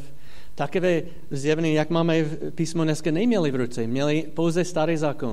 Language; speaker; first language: Czech; non-native, fluent; English